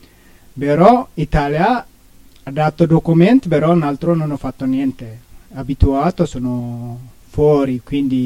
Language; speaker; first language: Italian; non-native, learner; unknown